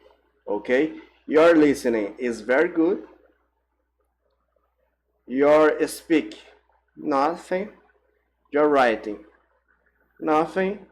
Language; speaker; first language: English; non-native, learner; Portuguese